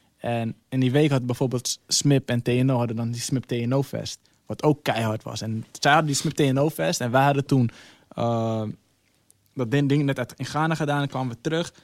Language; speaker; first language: Dutch; early bilingual, other home language; Somali